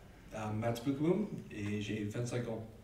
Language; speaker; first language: French; non-native, learner; English